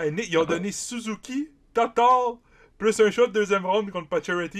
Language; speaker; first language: French; native; French